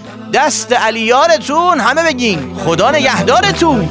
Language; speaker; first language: Persian; native; Persian